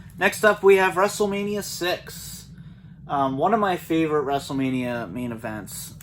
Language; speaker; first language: English; native; English